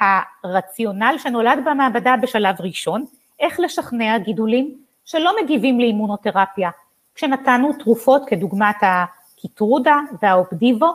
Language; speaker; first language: Hebrew; native; Hebrew